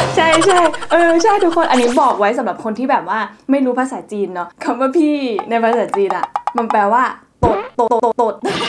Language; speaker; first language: Thai; native; Thai